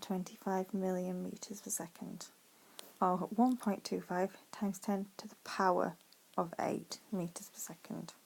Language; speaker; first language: English; native; English